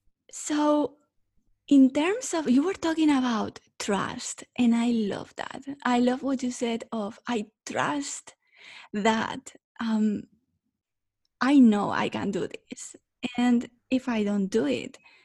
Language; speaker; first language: English; non-native, fluent; Spanish